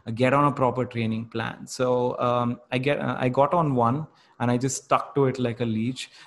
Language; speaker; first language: English; non-native, local second language; Kannada